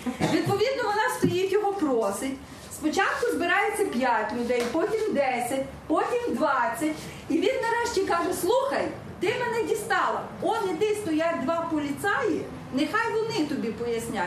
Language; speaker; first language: Ukrainian; native; Ukrainian